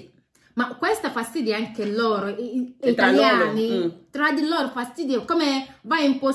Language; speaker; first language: Italian; non-native, learner; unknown